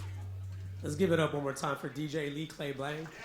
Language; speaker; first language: English; native; English